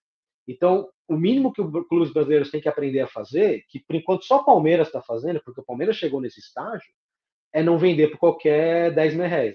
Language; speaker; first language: Portuguese; native; Portuguese